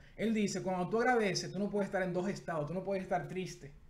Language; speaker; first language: Spanish; native; Spanish